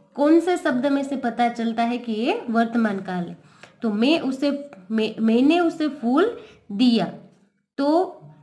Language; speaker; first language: Hindi; non-native, local second language; Gujarati